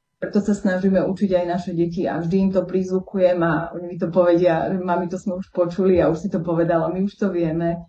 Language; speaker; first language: Slovak; native; Slovak